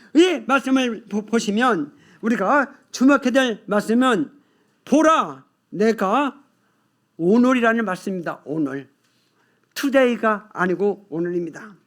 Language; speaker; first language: Korean; native; Korean